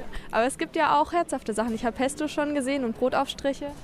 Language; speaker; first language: German; native; German